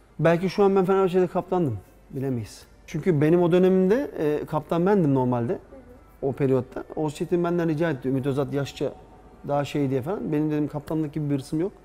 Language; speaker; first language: Turkish; early bilingual, heritage; Turkish